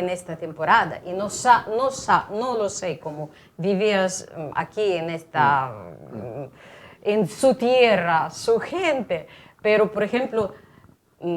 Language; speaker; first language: Spanish; non-native, fluent; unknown